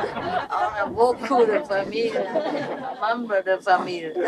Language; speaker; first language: French; non-native, learner; Vietnamese